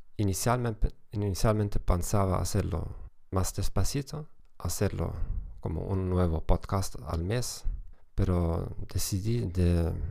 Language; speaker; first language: Spanish; non-native, fluent; German